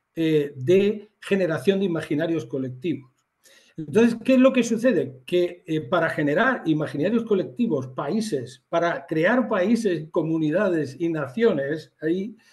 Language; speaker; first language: Spanish; native; Spanish